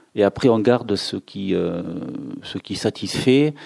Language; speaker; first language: French; native; French